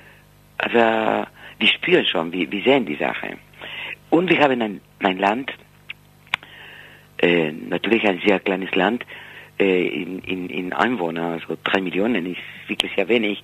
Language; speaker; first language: German; non-native, fluent; Spanish